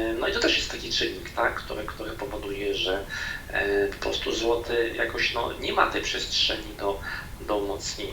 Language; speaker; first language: Polish; native; Polish